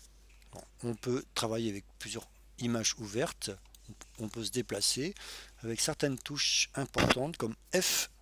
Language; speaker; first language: French; native; French